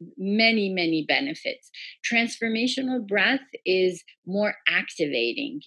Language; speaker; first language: English; early bilingual, other home language; Persian